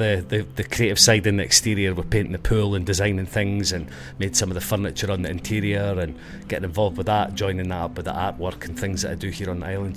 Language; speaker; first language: English; native; English